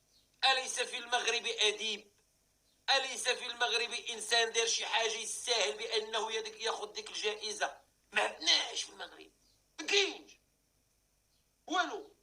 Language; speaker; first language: Arabic; native; Arabic